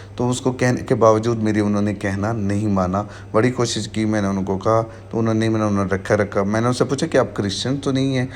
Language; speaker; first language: Urdu; non-native, local second language; Saraiki